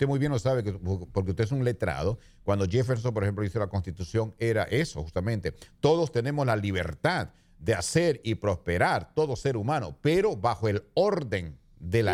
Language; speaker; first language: Spanish; native; Spanish